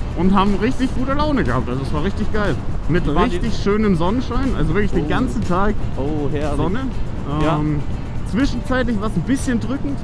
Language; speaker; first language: German; native; German